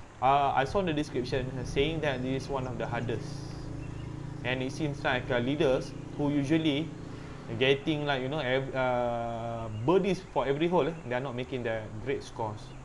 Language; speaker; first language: English; non-native, local second language; Malay